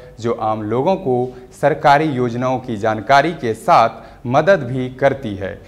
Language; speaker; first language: Hindi; native; Hindi